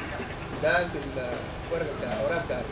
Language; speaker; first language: Arabic; non-native, local second language; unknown